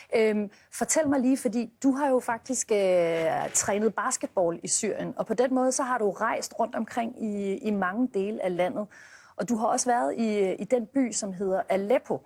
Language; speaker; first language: Danish; native; Danish